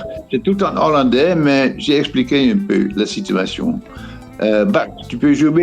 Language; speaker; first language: French; non-native, fluent; Dutch